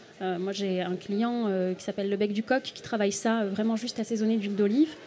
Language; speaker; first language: French; native; French